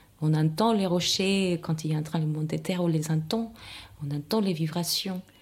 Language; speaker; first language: French; non-native, fluent; Spanish